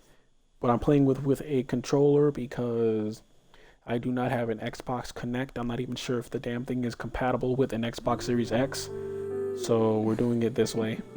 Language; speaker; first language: English; native; English